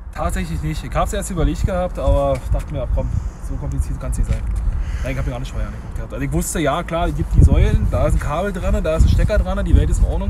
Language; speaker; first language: German; native; German